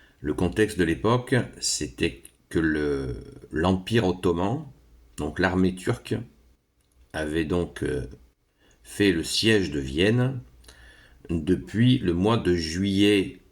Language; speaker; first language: French; native; French